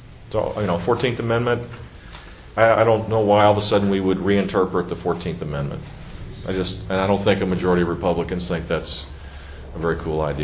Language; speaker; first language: English; native; English